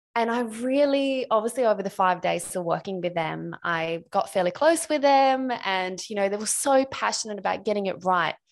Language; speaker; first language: English; non-native, fluent; Swedish